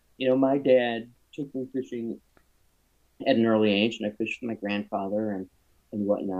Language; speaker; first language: English; native; English